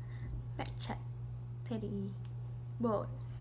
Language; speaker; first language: Japanese; non-native, learner; English